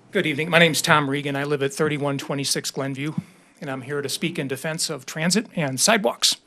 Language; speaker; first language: English; native; English